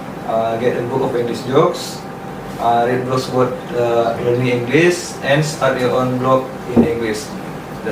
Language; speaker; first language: English; non-native, learner; Indonesian